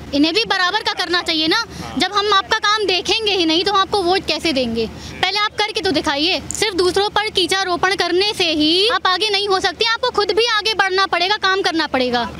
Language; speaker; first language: Hindi; native; Hindi